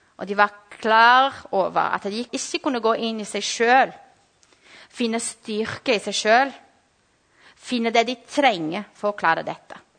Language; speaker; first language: Norwegian; non-native, fluent; Portuguese